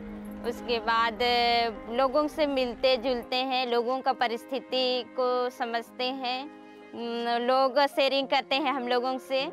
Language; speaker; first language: Hindi; non-native, local second language; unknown